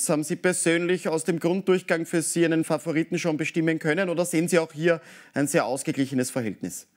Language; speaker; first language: German; native; German